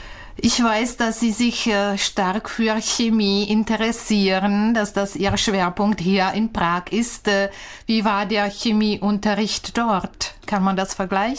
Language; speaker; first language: German; non-native, fluent; Czech